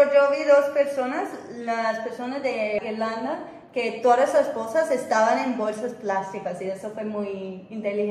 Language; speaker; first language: Spanish; non-native, fluent; English